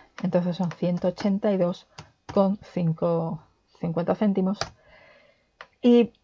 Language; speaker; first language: Spanish; native; Spanish